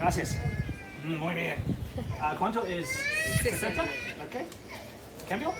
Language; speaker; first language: Spanish; non-native, learner; English